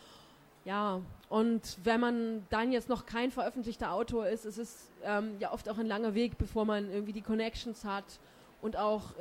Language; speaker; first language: German; native; German